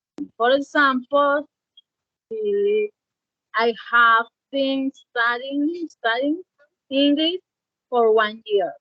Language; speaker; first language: English; non-native, learner; Spanish